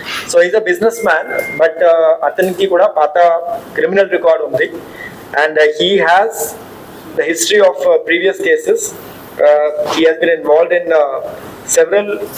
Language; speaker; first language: English; non-native, local second language; Telugu